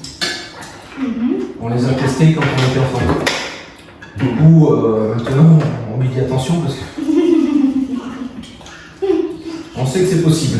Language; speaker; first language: French; native; French